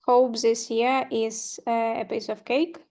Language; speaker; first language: English; non-native, learner; Ukrainian